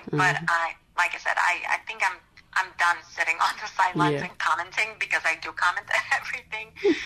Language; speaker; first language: English; non-native, fluent; Romanian